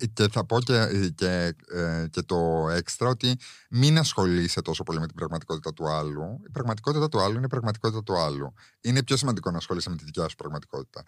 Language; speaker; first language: Greek; early bilingual, heritage; Greek